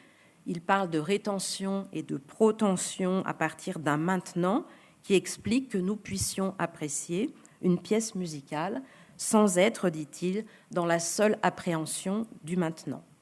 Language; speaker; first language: French; native; French